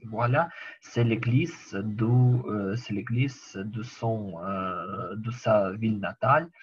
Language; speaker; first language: French; non-native, learner; Ukrainian